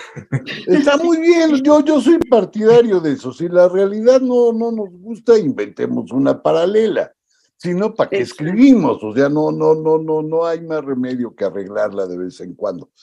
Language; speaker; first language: Spanish; native; Spanish